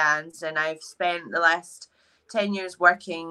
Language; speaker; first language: English; native; English